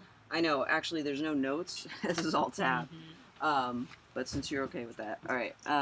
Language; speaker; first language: English; native; English